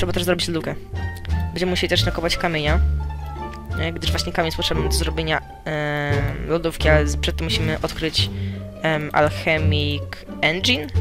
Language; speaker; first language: Polish; native; Polish